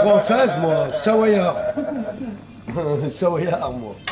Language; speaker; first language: French; native; French